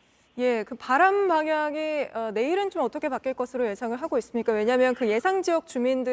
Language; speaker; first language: Korean; native; Korean